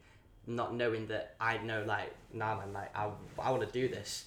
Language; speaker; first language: English; non-native, local second language; Cantonese